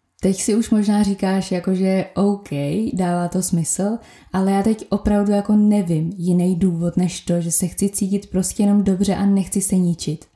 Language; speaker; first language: Czech; native; Czech